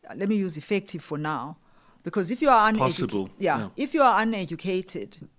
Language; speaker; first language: English; non-native, local second language; Xhosa